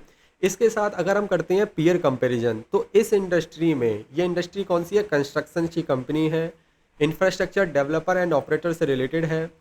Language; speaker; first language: Hindi; native; Hindi